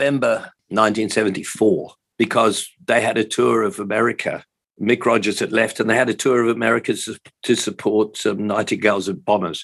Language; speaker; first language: English; native; English